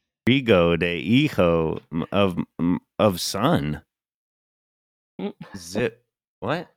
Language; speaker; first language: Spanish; non-native, learner; English